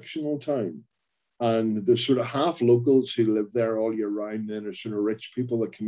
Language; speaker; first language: English; native; English